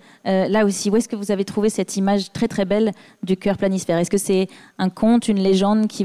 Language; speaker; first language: French; native; French